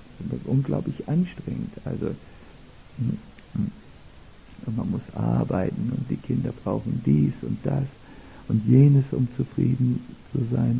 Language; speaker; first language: German; native; German